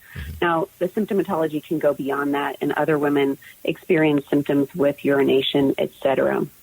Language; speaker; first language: English; native; English